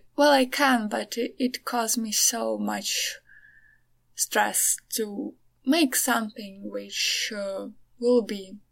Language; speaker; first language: English; non-native, fluent; Ukrainian